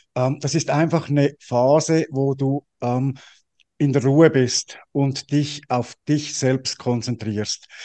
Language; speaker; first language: German; native; German